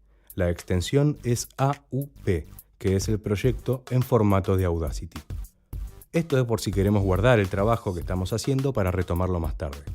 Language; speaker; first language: Spanish; native; Spanish